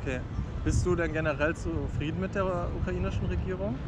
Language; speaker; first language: German; native; German